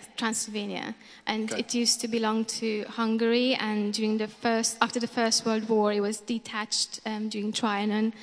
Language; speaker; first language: English; non-native, fluent; Romanian